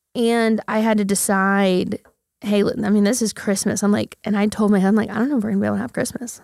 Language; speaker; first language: English; native; English